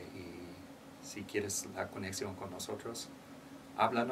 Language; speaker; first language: Spanish; non-native, learner; English